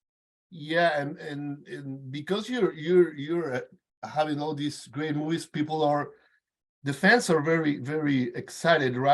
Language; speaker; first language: English; non-native, fluent; Spanish